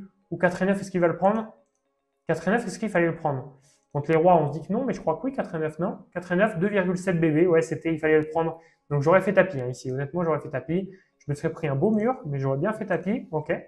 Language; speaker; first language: French; native; French